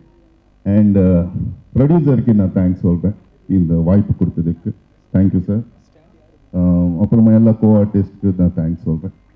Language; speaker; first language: Tamil; non-native, learner; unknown